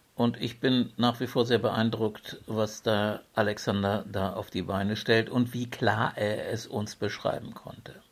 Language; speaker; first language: German; native; German